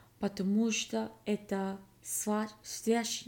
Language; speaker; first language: Russian; non-native, learner; English